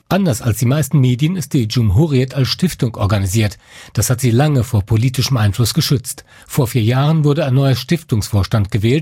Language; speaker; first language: German; native; German